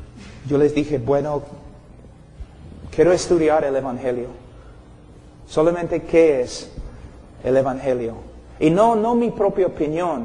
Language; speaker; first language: Spanish; non-native, fluent; English